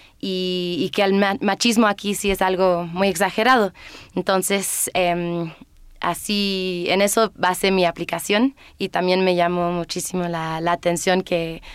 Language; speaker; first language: Spanish; non-native, fluent; English